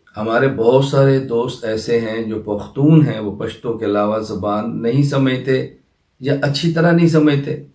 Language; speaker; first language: Urdu; non-native, local second language; Punjabi